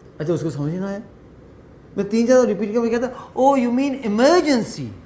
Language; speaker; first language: Urdu; native; Urdu